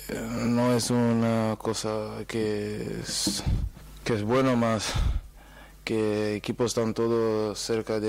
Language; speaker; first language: Spanish; non-native, learner; Portuguese